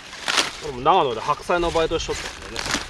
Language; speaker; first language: Japanese; native; Japanese